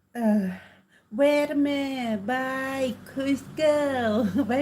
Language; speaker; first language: English; non-native, learner; Thai